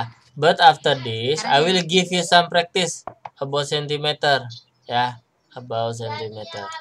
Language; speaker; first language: English; non-native, learner; Indonesian